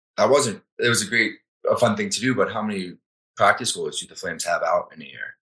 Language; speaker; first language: English; native; English